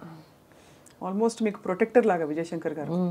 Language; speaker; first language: Telugu; native; Telugu